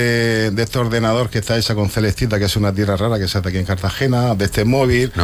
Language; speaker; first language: Spanish; native; Spanish